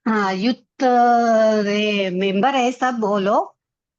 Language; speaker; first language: Hindi; non-native, local second language; Kannada